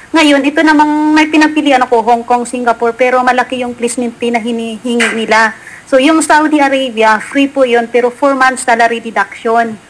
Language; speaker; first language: Filipino; non-native, local second language; Cebuano